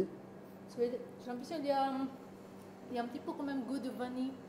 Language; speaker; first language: French; non-native, learner; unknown